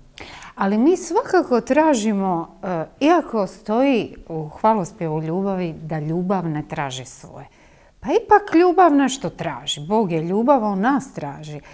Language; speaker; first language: Croatian; native; Croatian